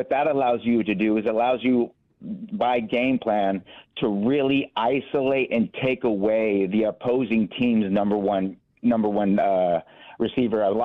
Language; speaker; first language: English; native; English